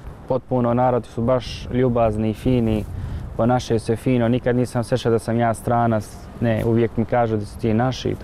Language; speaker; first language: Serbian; non-native, learner; Arabic